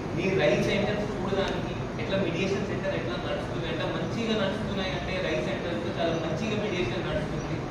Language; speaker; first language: Telugu; native; Telugu